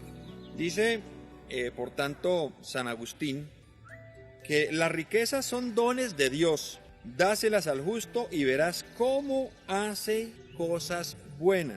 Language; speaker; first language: Spanish; native; Spanish